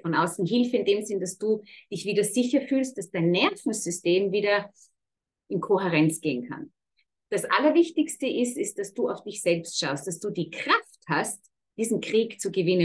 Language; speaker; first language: German; native; German